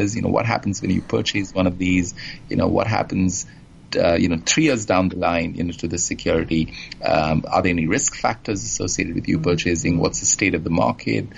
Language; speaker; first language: English; non-native, local second language; Bangla